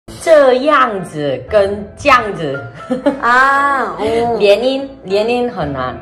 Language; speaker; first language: Chinese; non-native, learner; Korean